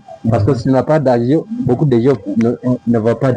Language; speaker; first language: French; non-native, learner; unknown